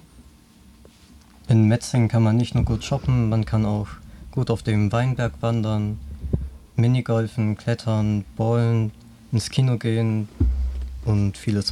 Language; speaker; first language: German; native; German